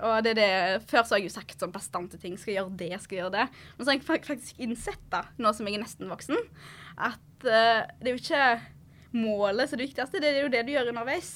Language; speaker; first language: Norwegian; early bilingual, other home language; Arabic